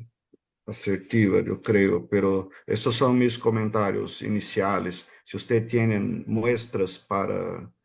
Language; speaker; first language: Spanish; non-native, fluent; Portuguese